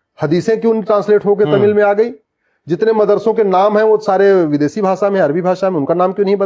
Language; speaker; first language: Hindi; native; Hindi